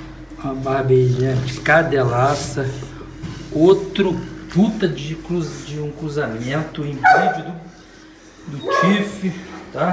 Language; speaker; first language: Portuguese; native; Portuguese